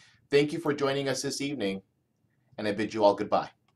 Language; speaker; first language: English; native; English